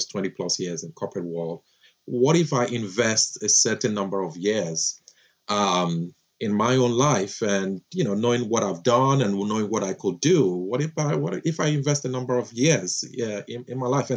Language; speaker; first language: English; non-native, local second language; Yoruba